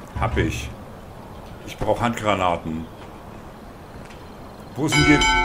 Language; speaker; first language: German; native; German